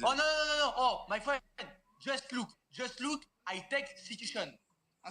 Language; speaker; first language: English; non-native, learner; French